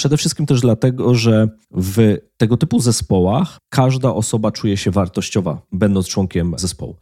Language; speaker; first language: Polish; native; Polish